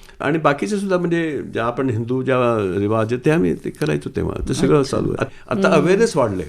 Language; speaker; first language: Marathi; non-native, local second language; Sindhi